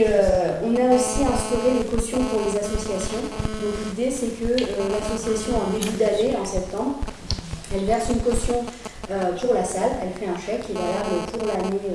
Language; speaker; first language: French; native; French